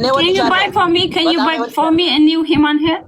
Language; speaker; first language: English; non-native, learner; Amharic